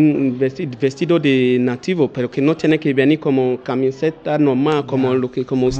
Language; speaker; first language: Spanish; non-native, learner; Bini